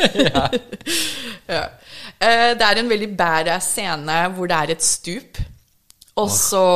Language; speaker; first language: Norwegian; early bilingual, other home language; English